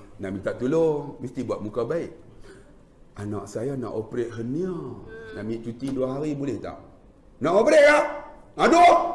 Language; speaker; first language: Malay; native; Malay